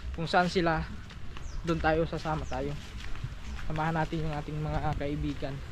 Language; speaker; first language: Filipino; non-native, local second language; Waray